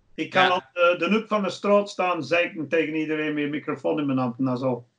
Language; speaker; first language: Dutch; non-native, fluent; English